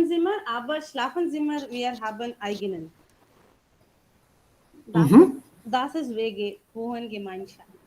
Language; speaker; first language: German; non-native, learner; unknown